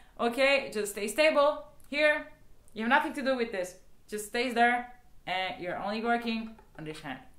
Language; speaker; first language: English; non-native, fluent; Turkish